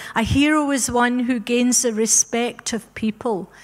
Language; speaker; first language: English; native; English